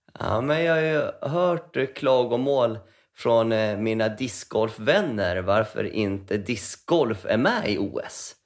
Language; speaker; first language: Swedish; native; Swedish